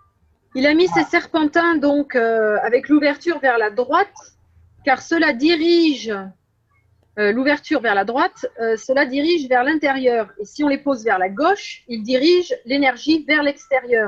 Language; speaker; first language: French; native; French